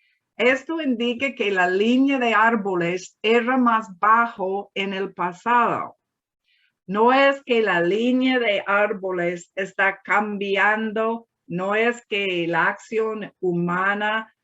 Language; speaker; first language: Spanish; non-native, fluent; English